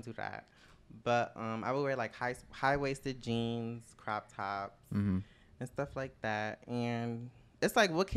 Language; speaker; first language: English; native; English